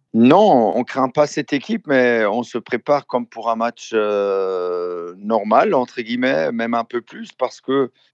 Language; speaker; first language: French; non-native, fluent; German